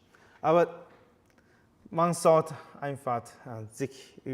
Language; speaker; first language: German; non-native, fluent; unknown